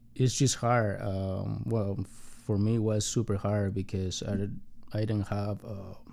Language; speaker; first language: English; non-native, learner; Spanish